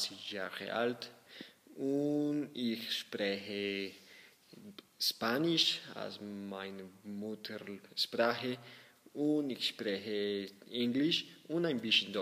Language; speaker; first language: German; non-native, learner; Spanish